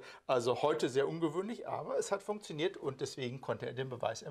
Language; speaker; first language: German; native; German